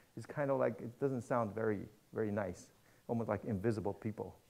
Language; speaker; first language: English; non-native, fluent; Chinese